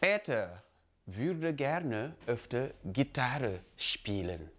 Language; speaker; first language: German; non-native, fluent; Wolof